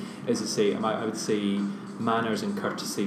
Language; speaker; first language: English; native; English